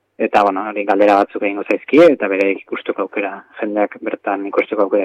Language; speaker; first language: Basque; native; Basque